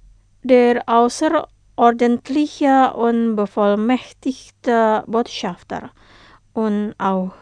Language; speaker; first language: German; non-native, fluent; Indonesian